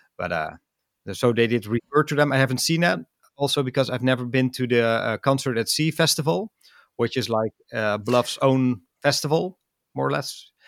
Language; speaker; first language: English; non-native, fluent; Dutch